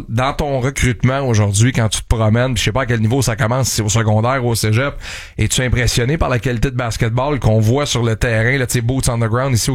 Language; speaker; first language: French; native; French